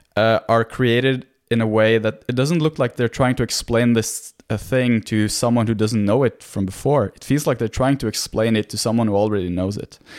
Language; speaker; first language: English; non-native, fluent; Norwegian